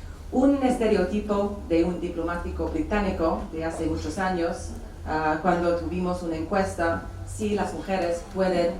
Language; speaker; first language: Spanish; non-native, fluent; English